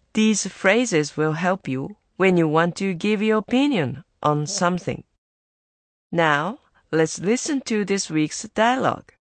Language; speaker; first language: English; non-native, fluent; Japanese